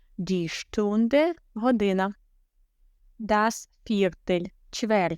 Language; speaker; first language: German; non-native, fluent; Ukrainian